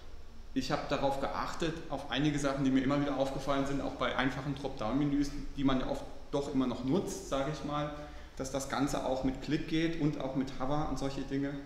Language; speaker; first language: German; native; German